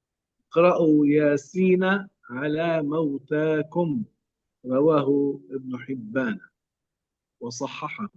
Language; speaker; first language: Arabic; native; Arabic